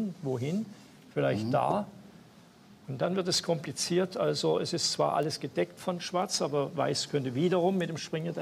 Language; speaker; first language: German; native; German